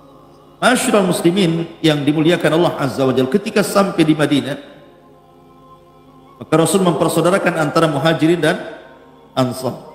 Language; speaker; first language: Indonesian; native; Indonesian